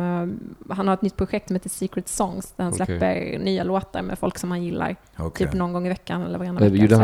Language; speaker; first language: Swedish; native; Swedish